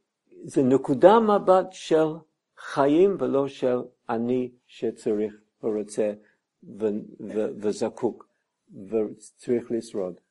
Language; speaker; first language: Hebrew; non-native, fluent; English